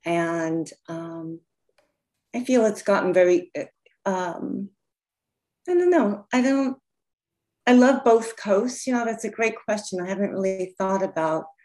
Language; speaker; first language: English; native; English